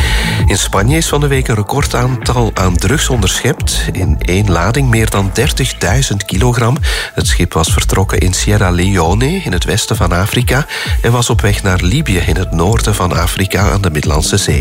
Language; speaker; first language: Dutch; native; Dutch